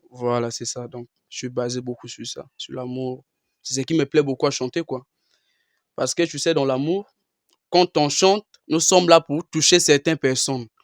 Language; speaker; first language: French; non-native, local second language; Lingala